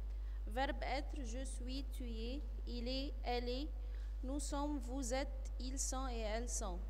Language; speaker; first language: French; non-native, fluent; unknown